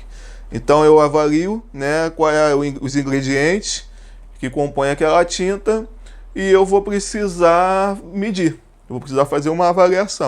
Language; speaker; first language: Portuguese; native; Portuguese